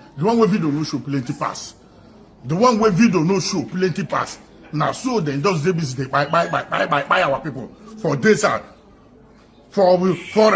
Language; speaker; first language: Nigerian Pidgin; non-native, local second language; Igbo